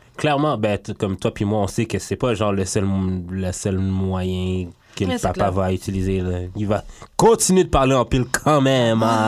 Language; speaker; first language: French; native; French